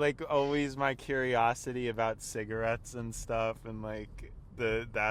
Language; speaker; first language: English; native; English